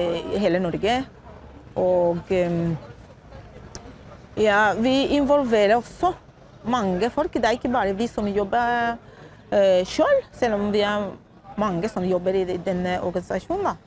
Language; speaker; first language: Norwegian; non-native, fluent; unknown